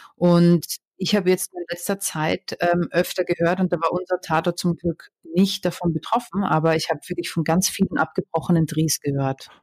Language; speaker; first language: German; native; German